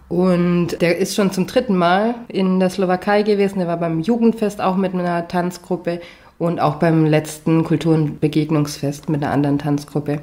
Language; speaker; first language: German; native; German